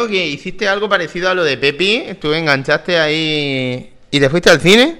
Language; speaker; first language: Spanish; native; Spanish